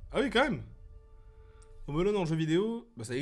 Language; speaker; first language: French; native; French